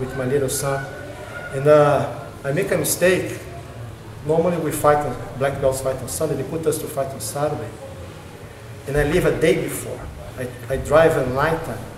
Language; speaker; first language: English; non-native, learner; Portuguese